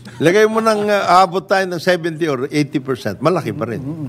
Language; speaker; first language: Filipino; native; Filipino